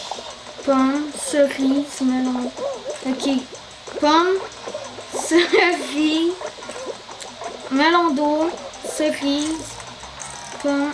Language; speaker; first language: French; native; French